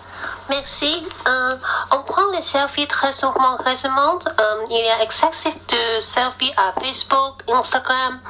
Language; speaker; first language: French; non-native, learner; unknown